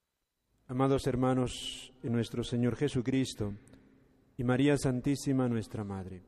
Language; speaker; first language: Spanish; native; Spanish